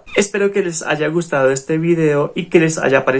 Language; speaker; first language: Spanish; native; Spanish